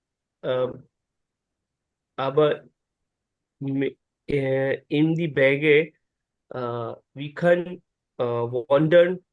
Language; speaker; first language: German; non-native, learner; Urdu